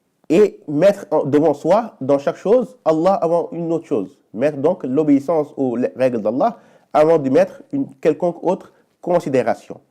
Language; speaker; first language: French; native; French